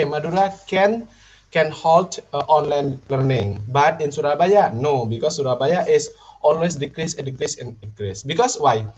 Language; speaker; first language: English; non-native, fluent; Indonesian